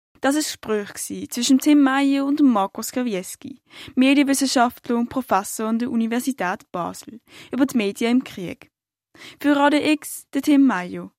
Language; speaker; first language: German; native; German